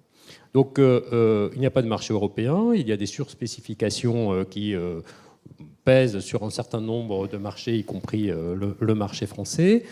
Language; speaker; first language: French; native; French